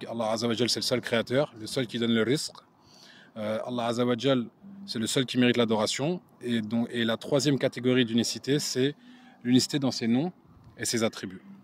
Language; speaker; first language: French; native; French